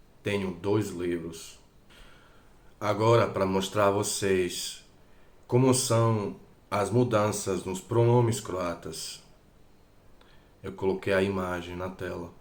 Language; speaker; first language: Portuguese; non-native, fluent; Croatian